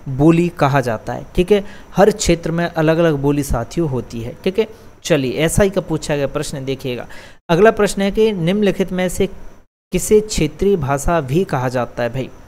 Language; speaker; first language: Hindi; native; Hindi